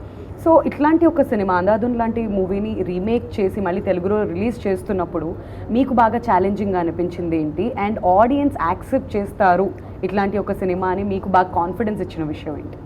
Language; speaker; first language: Telugu; native; Telugu